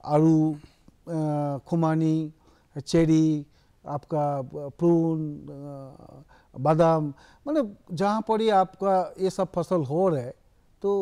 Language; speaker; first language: Hindi; non-native, local second language; Bangla